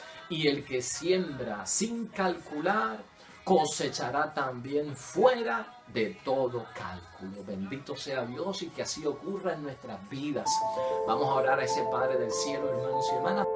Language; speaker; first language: Spanish; native; Spanish